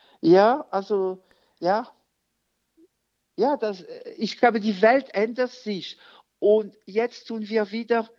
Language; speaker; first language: German; non-native, fluent; French